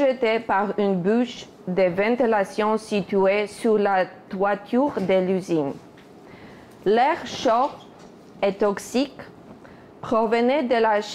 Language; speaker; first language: French; non-native, fluent; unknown